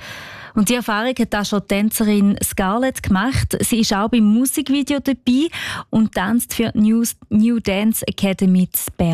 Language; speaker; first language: German; native; German